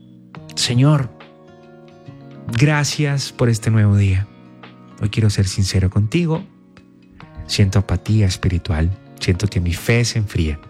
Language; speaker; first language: Spanish; native; Spanish